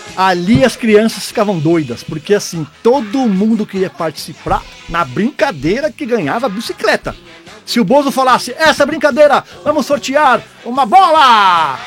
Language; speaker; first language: Portuguese; native; Portuguese